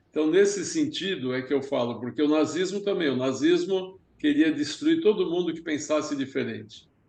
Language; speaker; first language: Portuguese; early bilingual, other home language; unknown